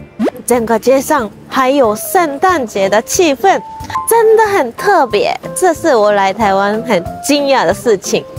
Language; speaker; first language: Chinese; non-native, fluent; Japanese